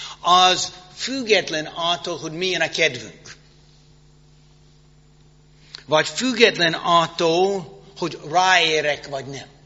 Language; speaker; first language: Hungarian; non-native, fluent; English